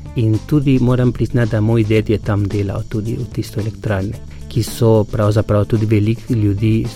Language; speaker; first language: Slovenian; non-native, fluent; Spanish